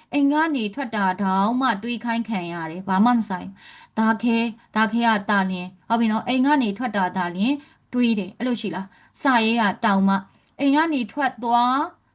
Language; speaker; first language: Burmese; native; Burmese